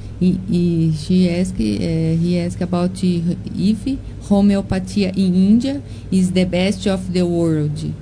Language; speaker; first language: English; non-native, learner; Portuguese